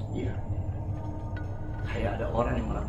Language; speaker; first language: Indonesian; native; Indonesian